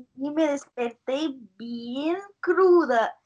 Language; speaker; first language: Spanish; non-native, fluent; Russian